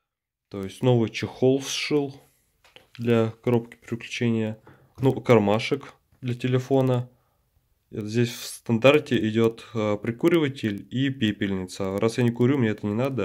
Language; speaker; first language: Russian; native; Russian